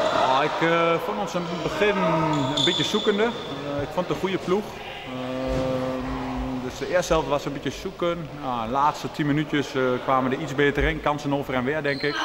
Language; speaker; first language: Dutch; native; Dutch